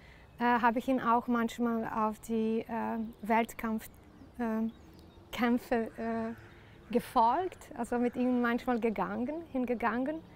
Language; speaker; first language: German; non-native, learner; Serbian